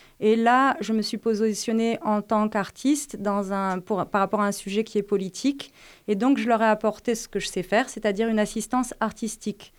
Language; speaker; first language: French; native; French